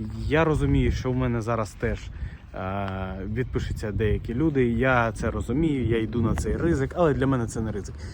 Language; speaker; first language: Ukrainian; non-native, local second language; Russian